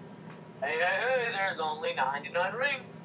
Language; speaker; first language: English; native; English